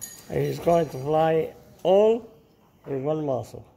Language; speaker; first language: English; non-native, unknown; Spanish